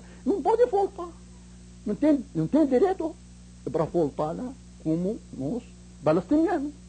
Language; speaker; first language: Portuguese; non-native, learner; Arabic